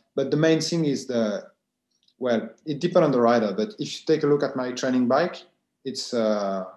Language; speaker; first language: English; non-native, fluent; French